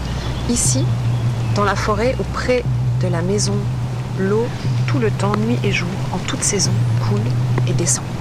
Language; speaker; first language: French; native; French